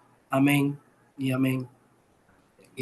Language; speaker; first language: Spanish; native; Spanish